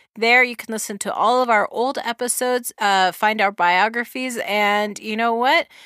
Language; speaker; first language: English; native; English